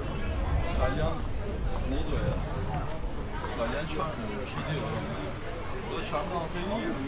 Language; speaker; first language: Turkish; native; Turkish